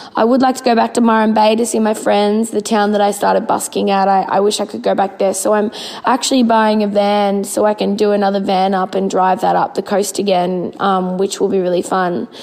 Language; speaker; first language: English; native; English